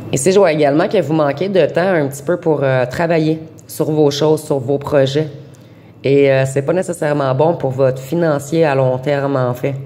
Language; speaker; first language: French; native; French